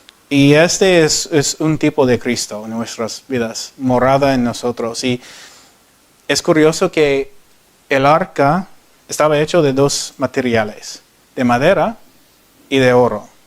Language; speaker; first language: Spanish; non-native, learner; English